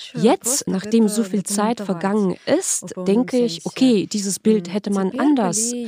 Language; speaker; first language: German; non-native, fluent; Belarusian